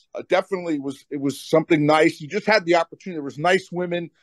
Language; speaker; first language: English; native; English